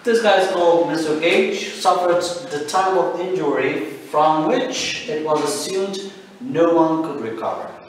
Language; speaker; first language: English; non-native, fluent; Turkish